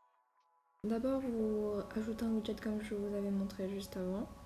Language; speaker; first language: French; native; French